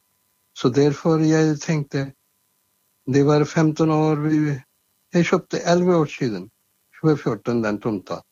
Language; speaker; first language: Norwegian; non-native, learner; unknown